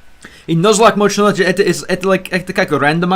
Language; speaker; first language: Russian; non-native, learner; English